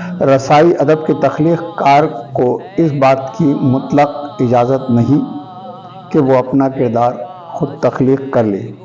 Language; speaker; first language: Urdu; native; Urdu